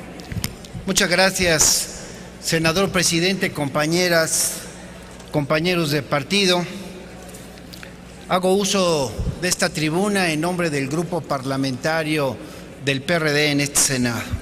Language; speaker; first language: Spanish; native; Spanish